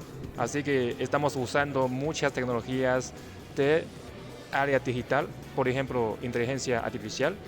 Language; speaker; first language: Spanish; non-native, fluent; Chinese